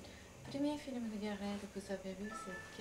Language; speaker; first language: French; non-native, learner; Japanese